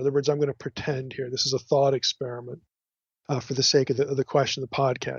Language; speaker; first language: English; native; English